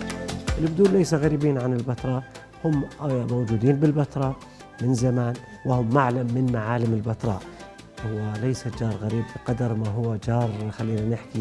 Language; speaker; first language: Arabic; native; Arabic